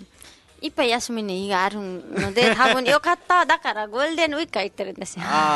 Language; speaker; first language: Japanese; non-native, learner; Nepali